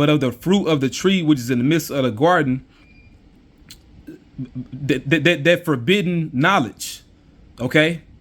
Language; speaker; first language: English; native; English